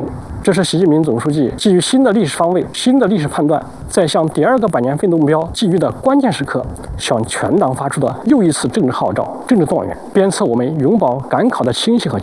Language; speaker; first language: Chinese; native; Chinese